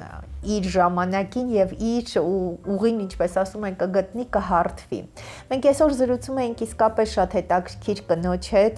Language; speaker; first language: Armenian; native; Armenian